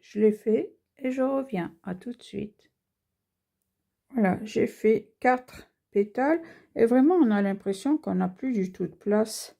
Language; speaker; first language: French; native; French